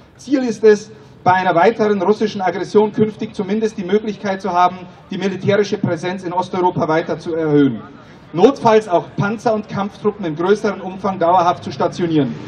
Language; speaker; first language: German; non-native, fluent; Czech